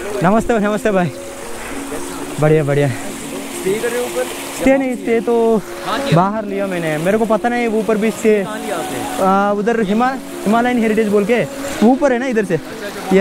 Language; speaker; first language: Hindi; non-native, local second language; Telugu